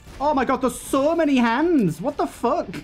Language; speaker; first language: English; native; English